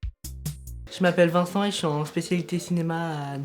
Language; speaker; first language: French; native; French